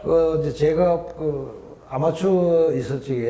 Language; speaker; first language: Korean; native; Korean